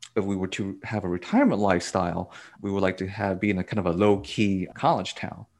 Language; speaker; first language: English; native; English